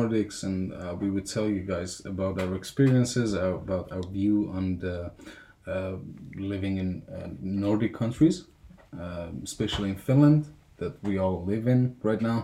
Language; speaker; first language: English; non-native, fluent; Persian